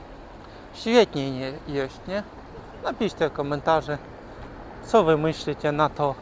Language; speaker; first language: Polish; non-native, learner; Ukrainian